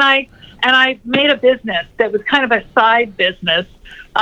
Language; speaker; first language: English; native; English